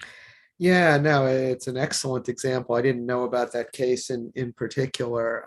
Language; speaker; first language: English; native; English